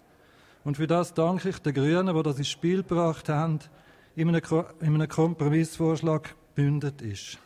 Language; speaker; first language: German; native; German